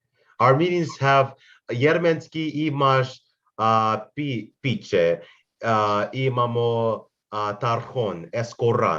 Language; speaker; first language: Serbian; non-native, learner; English